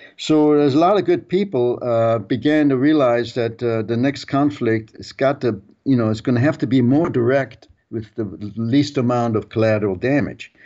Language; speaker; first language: English; early bilingual, other home language; German